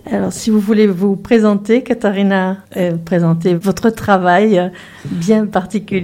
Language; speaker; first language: French; native; French